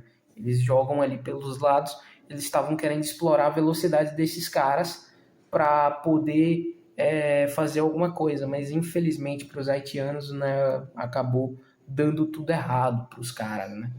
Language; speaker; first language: Portuguese; native; Portuguese